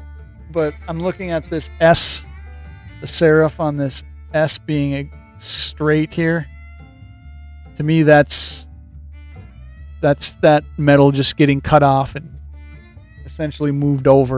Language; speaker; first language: English; native; English